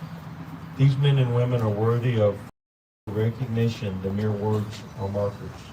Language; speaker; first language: English; native; English